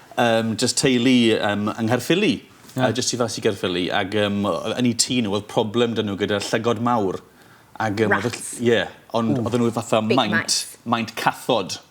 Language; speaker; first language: Welsh; native; Welsh